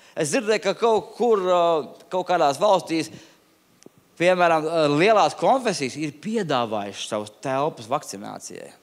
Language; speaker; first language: Latvian; non-native, local second language; Russian